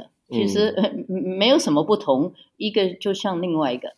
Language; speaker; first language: Chinese; early bilingual, heritage; Chinese